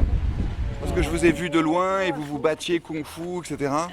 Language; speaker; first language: French; native; French